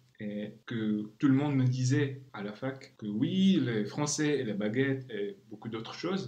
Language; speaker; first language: French; non-native, fluent; Czech